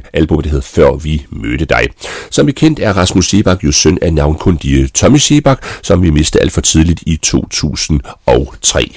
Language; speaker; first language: Danish; native; Danish